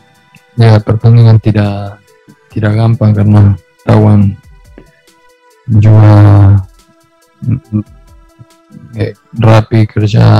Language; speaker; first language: Indonesian; non-native, fluent; Spanish